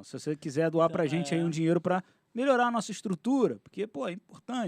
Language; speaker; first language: Portuguese; native; Portuguese